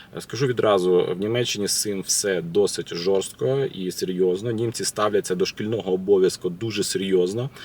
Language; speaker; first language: Ukrainian; native; Ukrainian